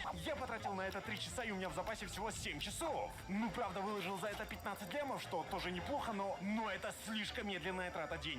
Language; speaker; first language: Russian; native; Russian